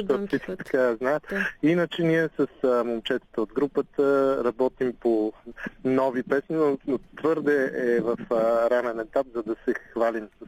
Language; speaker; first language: Bulgarian; native; Bulgarian